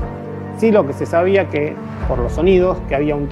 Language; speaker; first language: Spanish; native; Spanish